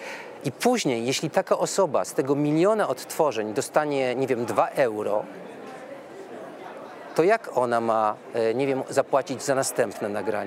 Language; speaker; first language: Polish; native; Polish